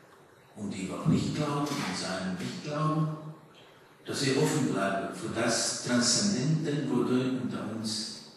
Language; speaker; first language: German; early bilingual, heritage; German